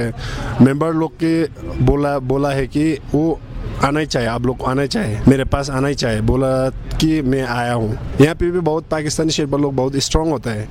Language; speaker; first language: Hindi; non-native, learner; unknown